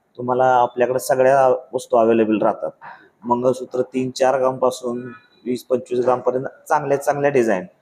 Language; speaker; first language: Marathi; native; Marathi